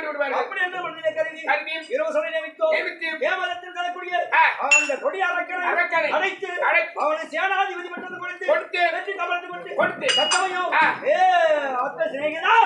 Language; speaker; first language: Tamil; native; Tamil